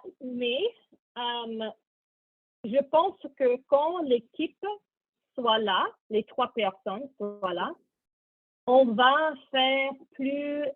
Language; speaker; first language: French; non-native, learner; English